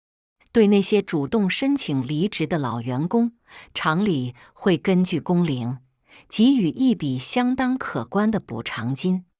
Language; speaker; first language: Chinese; native; Chinese